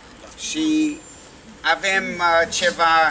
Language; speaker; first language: Romanian; non-native, learner; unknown